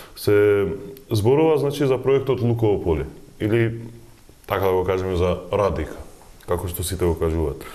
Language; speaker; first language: Macedonian; non-native, local second language; Albanian